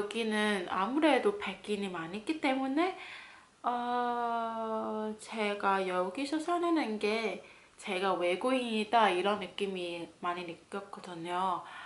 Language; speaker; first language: Korean; non-native, fluent; Cantonese